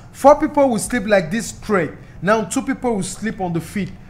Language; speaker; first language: English; non-native, local second language; French